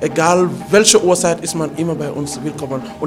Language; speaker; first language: German; non-native, fluent; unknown